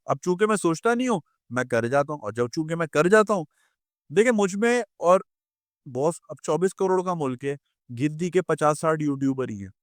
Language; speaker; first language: Urdu; native; Urdu